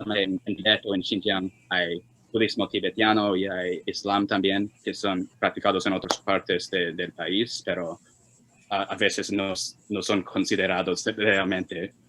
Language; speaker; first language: Spanish; non-native, fluent; Chinese